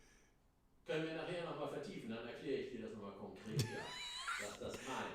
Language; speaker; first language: German; native; German